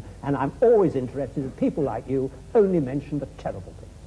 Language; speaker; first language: English; native; English